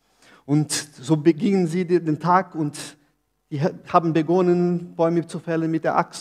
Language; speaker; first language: German; non-native, fluent; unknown